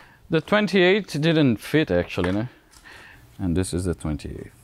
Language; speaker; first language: English; non-native, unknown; Portuguese